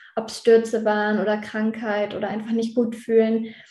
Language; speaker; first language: German; native; German